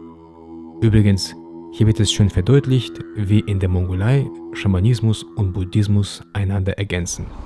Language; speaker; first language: German; native; German